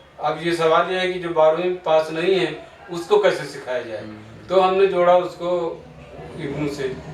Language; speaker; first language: Urdu; native; Urdu